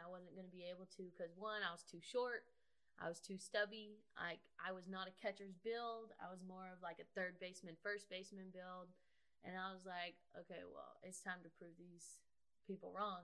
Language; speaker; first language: English; native; English